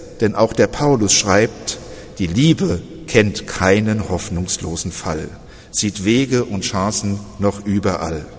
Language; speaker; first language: German; native; German